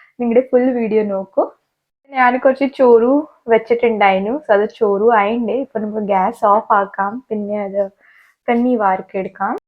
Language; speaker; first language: Malayalam; non-native, learner; Hindi